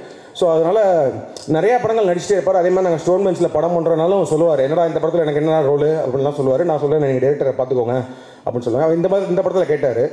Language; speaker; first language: Tamil; native; Tamil